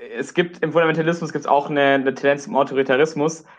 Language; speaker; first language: German; native; German